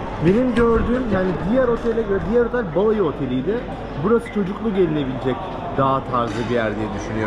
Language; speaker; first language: Turkish; native; Turkish